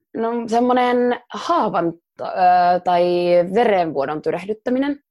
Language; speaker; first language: Finnish; early bilingual, other home language; Somali